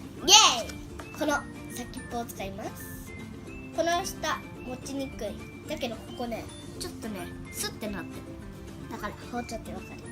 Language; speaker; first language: Japanese; early bilingual, heritage; Japanese